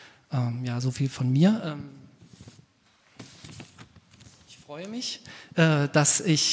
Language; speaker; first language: German; native; German